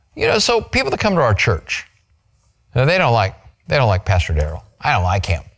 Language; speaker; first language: English; native; English